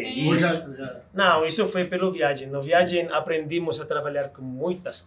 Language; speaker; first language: Portuguese; non-native, fluent; Spanish